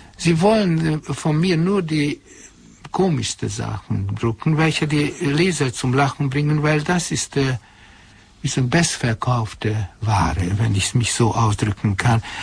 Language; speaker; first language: German; non-native, fluent; Hungarian